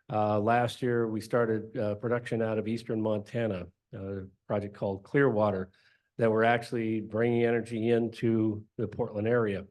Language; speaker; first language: English; native; English